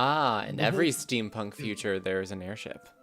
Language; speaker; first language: English; native; English